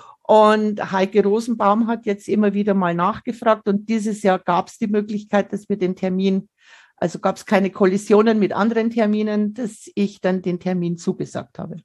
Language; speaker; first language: German; native; German